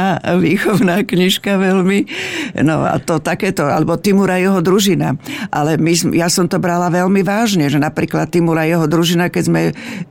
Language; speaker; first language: Slovak; native; Slovak